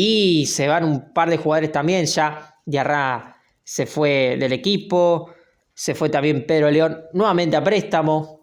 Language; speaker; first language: Spanish; native; Spanish